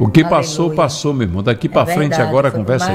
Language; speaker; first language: Portuguese; native; Portuguese